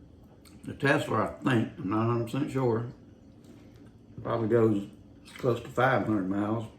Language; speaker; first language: English; native; English